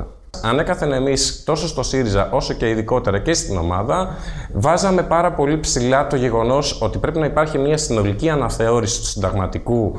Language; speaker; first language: Greek; native; Greek